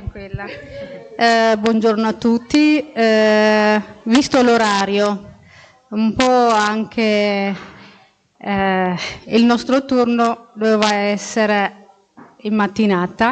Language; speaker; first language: Italian; non-native, fluent; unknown